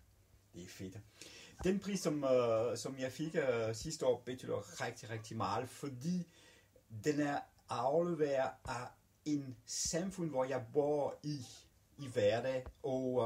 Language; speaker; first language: Danish; non-native, fluent; French